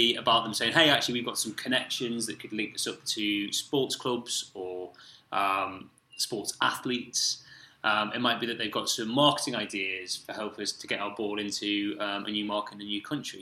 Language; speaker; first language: English; native; English